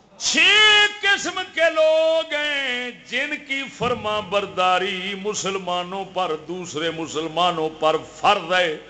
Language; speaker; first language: Urdu; non-native, local second language; Punjabi